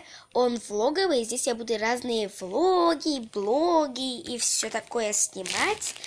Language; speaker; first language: Russian; early bilingual, heritage; Russian